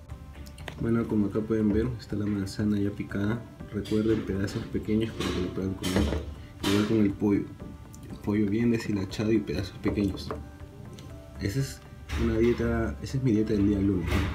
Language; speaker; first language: Spanish; native; Spanish